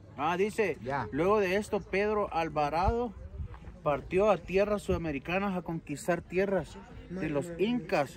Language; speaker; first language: Spanish; native; Spanish